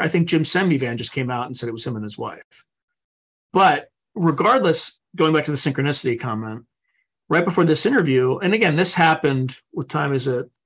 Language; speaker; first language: English; native; English